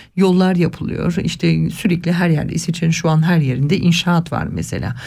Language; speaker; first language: Turkish; early bilingual, heritage; Turkish